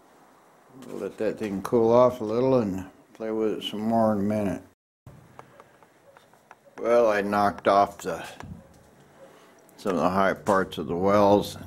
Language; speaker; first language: English; native; English